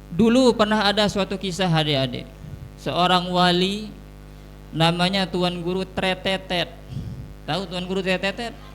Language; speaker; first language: Indonesian; non-native, local second language; Sasak